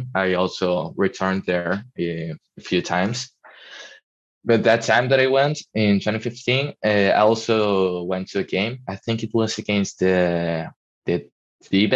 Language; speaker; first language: English; non-native, fluent; Spanish